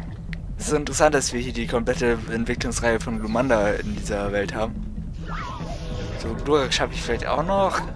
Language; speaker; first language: German; native; German